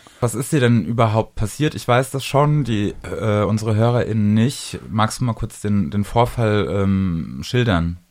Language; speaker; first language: German; native; German